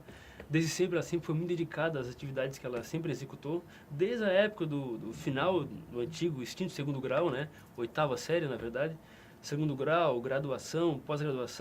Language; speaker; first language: Portuguese; native; Portuguese